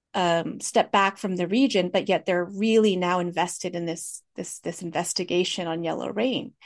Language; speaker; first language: English; early bilingual, other home language; Hmong